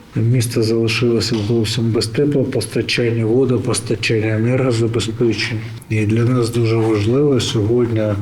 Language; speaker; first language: Ukrainian; native; Ukrainian